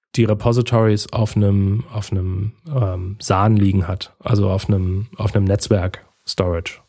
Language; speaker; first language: German; native; German